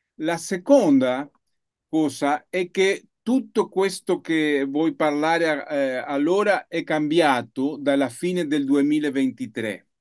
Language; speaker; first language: Italian; non-native, learner; Spanish